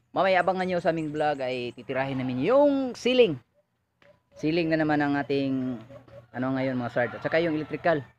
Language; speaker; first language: Filipino; non-native, local second language; Cebuano